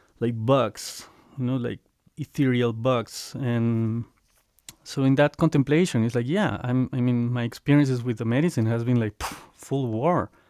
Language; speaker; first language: English; non-native, fluent; Spanish